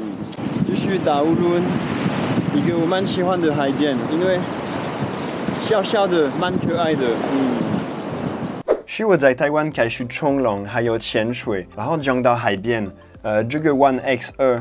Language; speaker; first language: Chinese; non-native, fluent; French